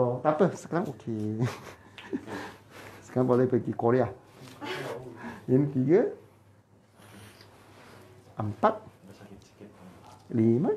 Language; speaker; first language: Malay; non-native, local second language; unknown